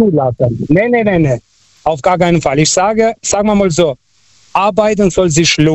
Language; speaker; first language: German; non-native, local second language; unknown